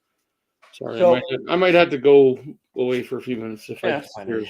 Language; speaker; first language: English; native; English